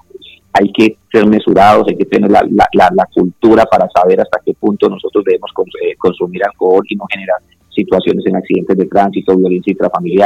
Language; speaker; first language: Spanish; native; Spanish